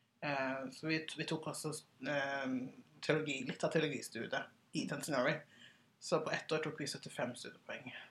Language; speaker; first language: Norwegian; early bilingual, other home language; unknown